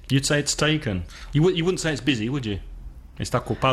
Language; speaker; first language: English; native; English